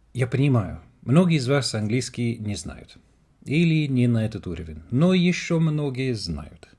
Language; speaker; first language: Russian; non-native, fluent; English